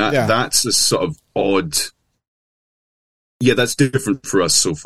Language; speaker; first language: English; native; English